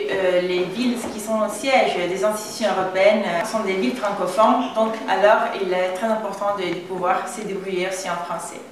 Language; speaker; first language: French; non-native, fluent; Italian